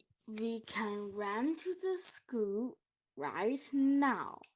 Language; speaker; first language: English; non-native, learner; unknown